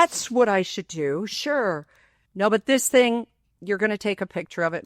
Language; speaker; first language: English; native; English